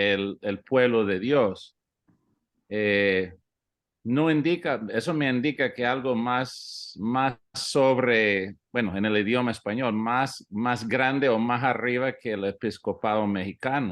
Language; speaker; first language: Spanish; early bilingual, heritage; English